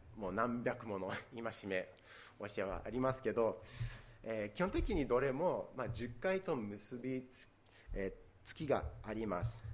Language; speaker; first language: Japanese; non-native, fluent; English